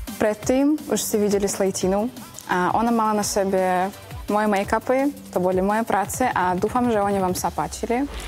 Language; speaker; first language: Slovak; non-native, learner; Russian